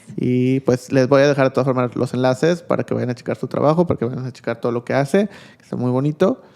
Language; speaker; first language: Spanish; native; Spanish